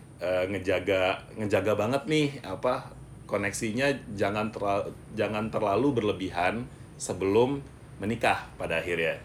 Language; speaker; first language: Indonesian; native; Indonesian